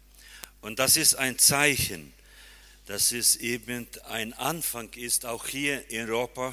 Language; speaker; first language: German; early bilingual, heritage; German